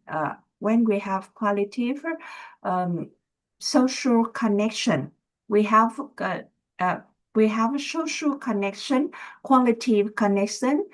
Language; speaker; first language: English; non-native, learner; Vietnamese